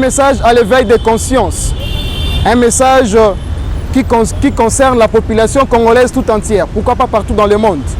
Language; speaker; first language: French; non-native, local second language; Lingala